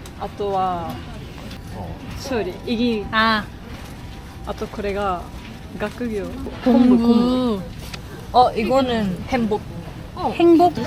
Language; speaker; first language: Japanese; non-native, learner; Korean